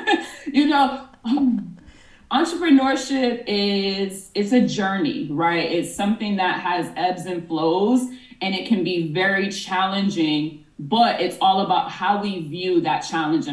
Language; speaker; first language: English; native; English